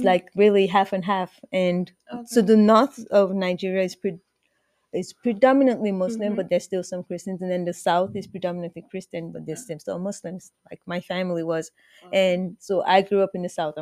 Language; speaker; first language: English; non-native, local second language; Yoruba